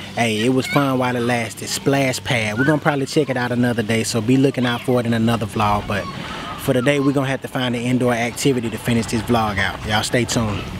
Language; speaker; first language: English; native; English